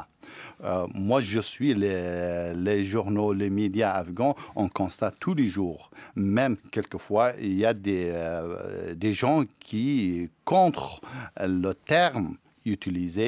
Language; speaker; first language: French; non-native, fluent; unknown